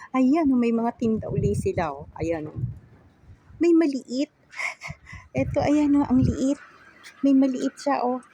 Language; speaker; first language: Filipino; native; Filipino